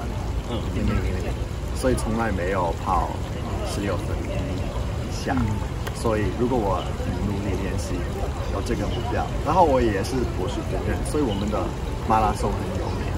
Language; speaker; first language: Chinese; non-native, fluent; English